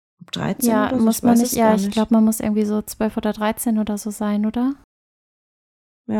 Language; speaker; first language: German; native; German